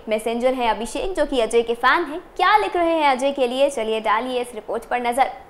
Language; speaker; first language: Hindi; native; Hindi